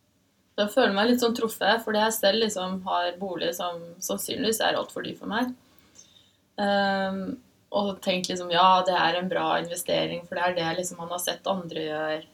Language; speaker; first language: Norwegian; native; Norwegian